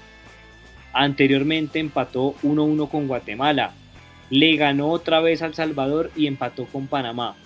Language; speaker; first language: Spanish; native; Spanish